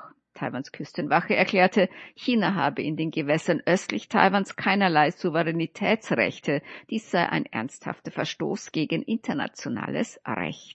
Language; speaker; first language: German; native; German